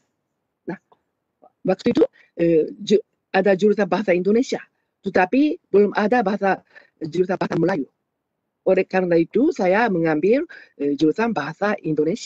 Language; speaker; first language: Indonesian; non-native, fluent; Japanese